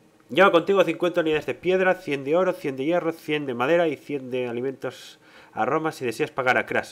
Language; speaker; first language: Spanish; native; Spanish